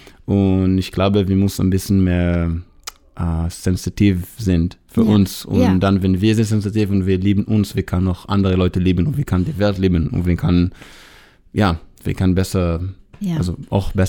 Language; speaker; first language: German; non-native, learner; Hebrew